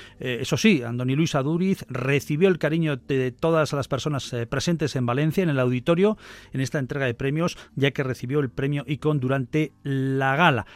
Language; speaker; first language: Spanish; native; Spanish